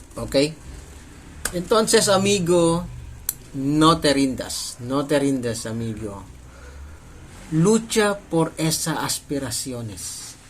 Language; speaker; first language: Spanish; non-native, learner; Filipino